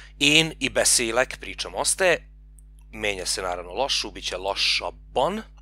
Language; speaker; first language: Serbian; non-native, local second language; Hungarian